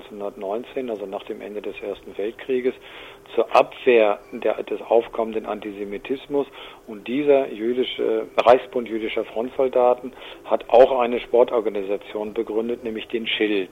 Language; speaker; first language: German; native; German